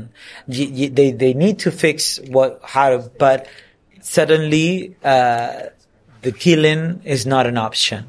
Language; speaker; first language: English; non-native, fluent; Spanish